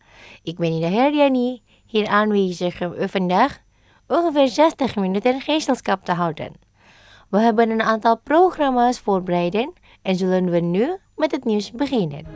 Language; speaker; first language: Dutch; non-native, learner; Indonesian